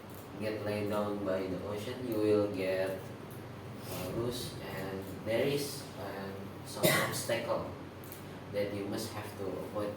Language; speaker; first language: English; non-native, learner; Indonesian